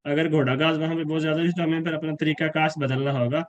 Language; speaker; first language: Urdu; non-native, local second language; Punjabi